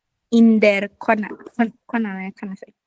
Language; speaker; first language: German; non-native, learner; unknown